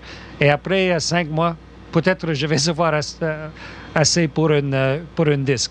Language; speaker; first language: French; non-native, local second language; English